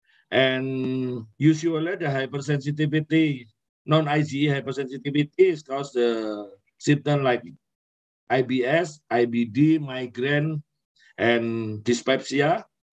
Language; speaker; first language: English; non-native, fluent; Indonesian